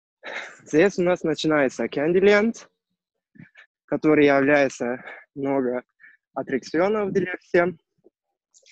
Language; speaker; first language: Russian; non-native, learner; Turkish